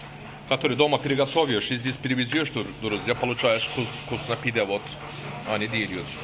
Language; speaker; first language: Russian; non-native, learner; Turkish